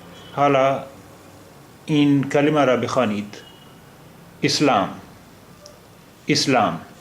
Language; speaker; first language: Persian; non-native, learner; Urdu